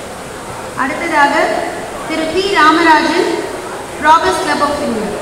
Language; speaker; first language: Tamil; native; Tamil